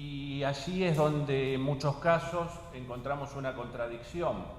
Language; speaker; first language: Spanish; native; Spanish